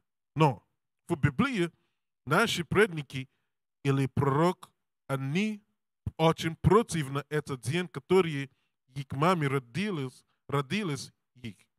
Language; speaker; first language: Russian; non-native, learner; English